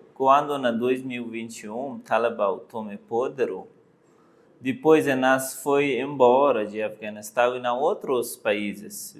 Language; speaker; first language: Portuguese; non-native, learner; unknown